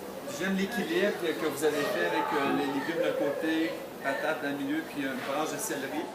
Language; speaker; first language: French; native; French